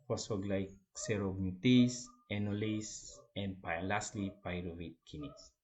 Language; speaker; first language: English; non-native, local second language; Filipino